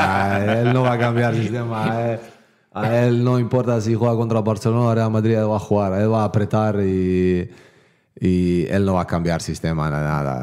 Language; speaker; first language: Spanish; non-native, learner; Bosnian